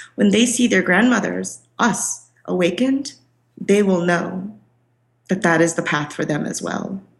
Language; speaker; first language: English; non-native, local second language; Bangla